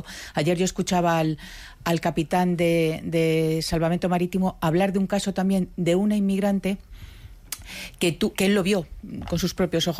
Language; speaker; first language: Spanish; native; Spanish